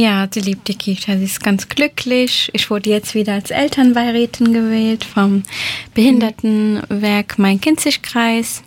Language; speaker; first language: German; early bilingual, other home language; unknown